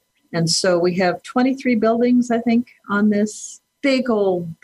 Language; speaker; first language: English; native; English